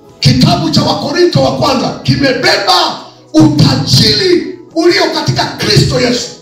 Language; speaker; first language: Swahili; native; Swahili